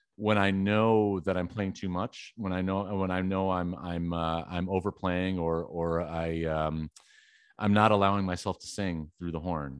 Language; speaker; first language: English; native; English